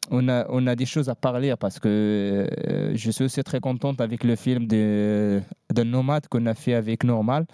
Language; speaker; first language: French; non-native, learner; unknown